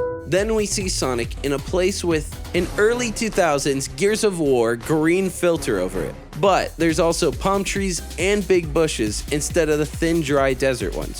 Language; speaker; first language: English; native; English